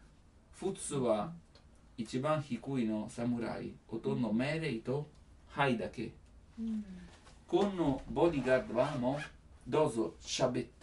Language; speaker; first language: Japanese; non-native, learner; Italian